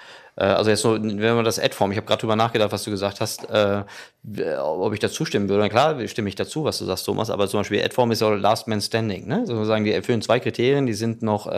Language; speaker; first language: German; native; German